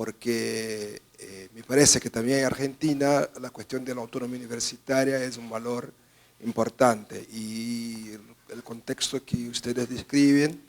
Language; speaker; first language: Spanish; non-native, fluent; Portuguese